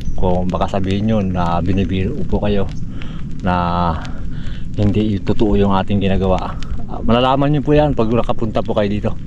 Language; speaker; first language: Filipino; native; Filipino